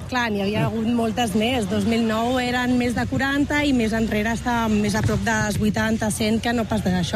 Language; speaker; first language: Catalan; native; Catalan